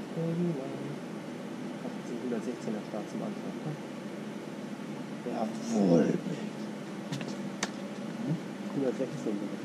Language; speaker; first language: German; native; German